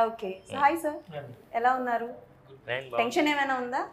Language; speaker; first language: Telugu; native; Telugu